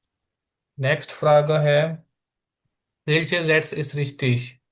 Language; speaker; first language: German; non-native, learner; Urdu